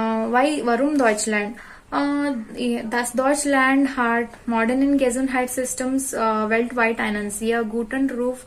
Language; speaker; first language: German; non-native, learner; Kannada